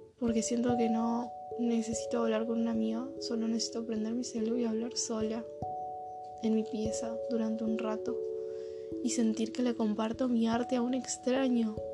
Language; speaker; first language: Spanish; native; Spanish